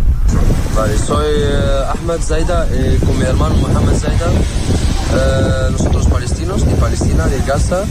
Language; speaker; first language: Spanish; non-native, learner; Arabic